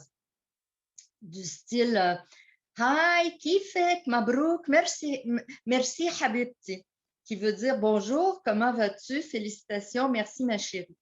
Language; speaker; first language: French; early bilingual, heritage; French